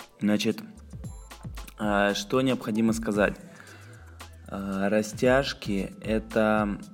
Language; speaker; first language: Russian; native; Russian